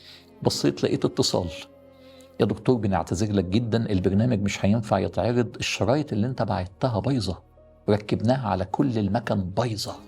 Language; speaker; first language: Arabic; native; Arabic